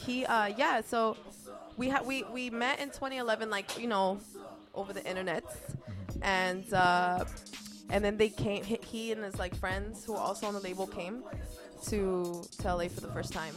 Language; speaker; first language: English; early bilingual, other home language; Spanish